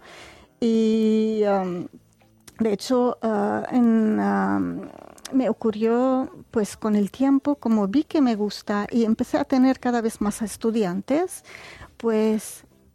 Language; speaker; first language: Spanish; non-native, fluent; Arabic